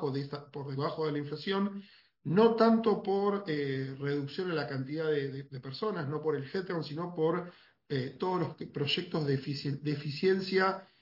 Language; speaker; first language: Spanish; native; Spanish